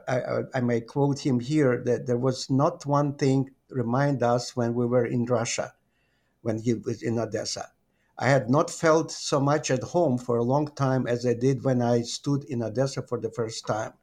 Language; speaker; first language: English; non-native, fluent; Ukrainian